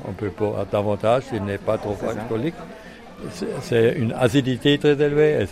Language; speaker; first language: French; non-native, fluent; German